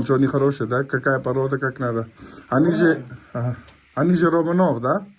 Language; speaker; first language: Russian; non-native, learner; Urdu